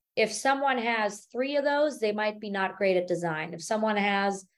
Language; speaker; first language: English; non-native, fluent; German